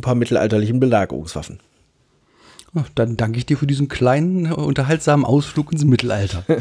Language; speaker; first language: German; native; German